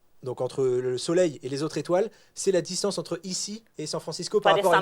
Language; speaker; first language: French; native; French